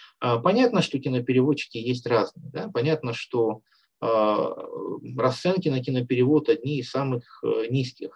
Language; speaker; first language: Russian; native; Russian